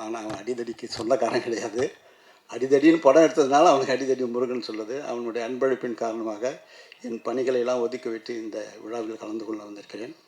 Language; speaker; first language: Tamil; native; Tamil